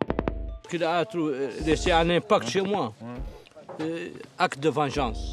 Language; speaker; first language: French; non-native, local second language; Arabic